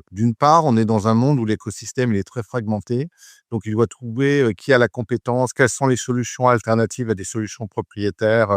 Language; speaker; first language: French; native; French